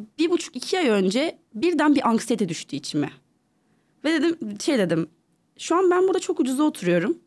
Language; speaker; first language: Turkish; native; Turkish